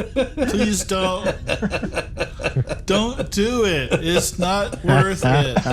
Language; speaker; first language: English; native; English